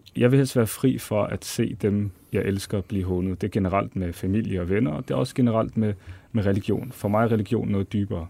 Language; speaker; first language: Danish; early bilingual, other home language; Arabic